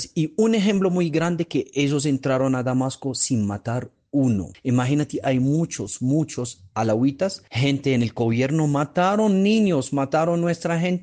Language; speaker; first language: Spanish; non-native, fluent; Arabic